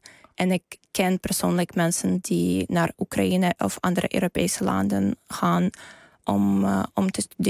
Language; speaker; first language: Dutch; non-native, learner; Ukrainian